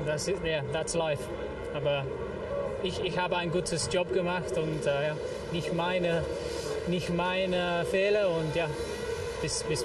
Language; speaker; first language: German; non-native, learner; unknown